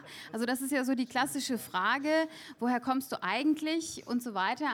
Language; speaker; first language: German; early bilingual, other home language; Turkish